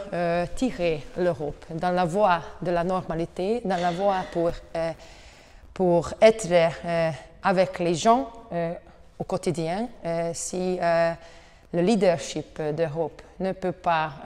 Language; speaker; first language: French; non-native, learner; Hungarian